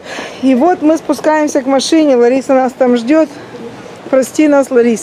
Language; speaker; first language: Russian; native; Russian